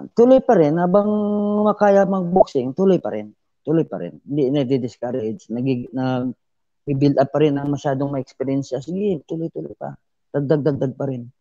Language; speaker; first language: Filipino; non-native, local second language; Cebuano